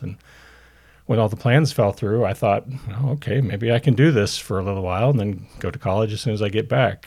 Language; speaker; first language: English; native; English